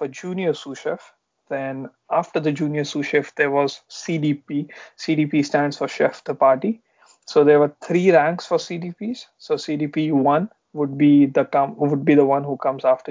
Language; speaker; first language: English; non-native, local second language; Marathi